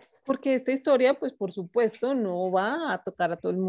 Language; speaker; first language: Spanish; native; Spanish